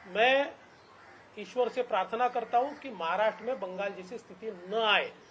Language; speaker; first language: Hindi; non-native, local second language; Marathi